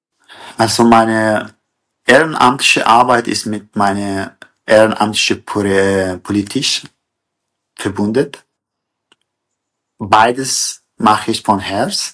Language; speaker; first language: German; non-native, fluent; Kurdish